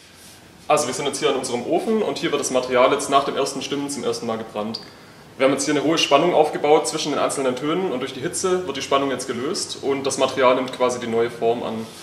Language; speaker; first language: German; native; German